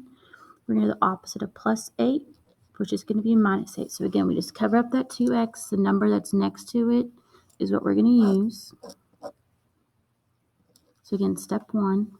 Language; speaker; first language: English; native; English